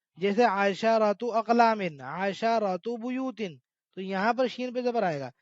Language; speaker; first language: Urdu; native; Urdu